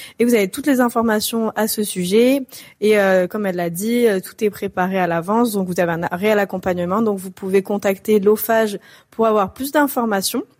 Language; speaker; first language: French; native; French